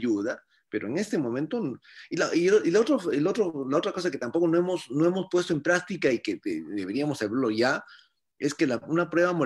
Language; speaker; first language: Spanish; native; Spanish